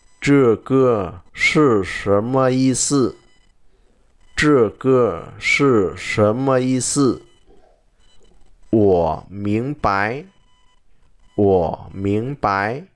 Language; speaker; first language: Chinese; non-native, fluent; Vietnamese